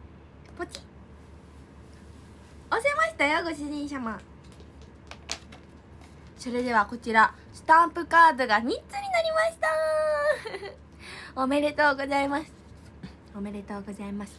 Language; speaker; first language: Japanese; native; Japanese